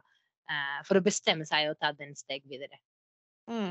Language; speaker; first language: Norwegian; non-native, fluent; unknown